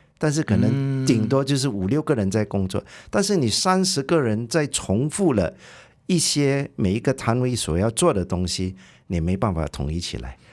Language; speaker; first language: Chinese; native; Chinese